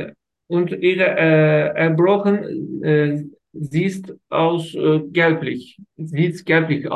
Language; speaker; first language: German; non-native, learner; Turkish